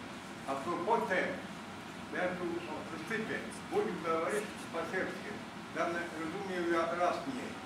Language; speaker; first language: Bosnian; non-native, fluent; Russian